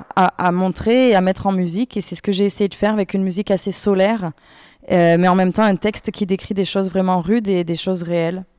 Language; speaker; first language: French; native; French